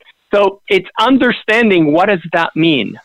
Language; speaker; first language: English; non-native, fluent; Spanish